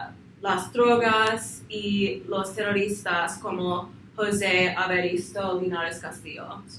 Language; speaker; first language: Spanish; non-native, learner; English